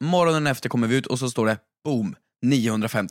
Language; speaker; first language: Swedish; native; Swedish